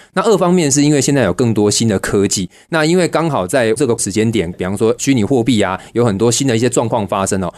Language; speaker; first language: Chinese; native; Chinese